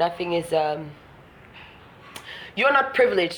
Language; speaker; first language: English; non-native, local second language; Ewe